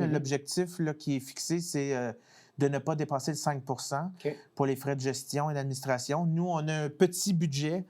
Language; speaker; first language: French; native; French